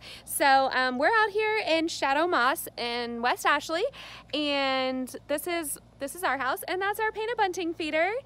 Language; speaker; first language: English; native; English